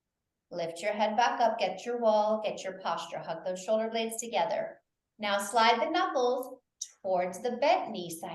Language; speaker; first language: English; native; English